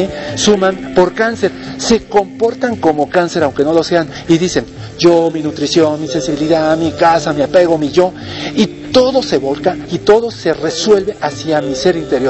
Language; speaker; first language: Spanish; native; Spanish